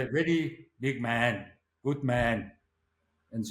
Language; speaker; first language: English; non-native, learner; Mongolian